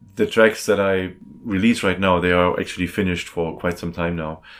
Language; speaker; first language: English; non-native, fluent; German